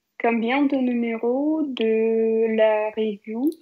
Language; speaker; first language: French; non-native, learner; Russian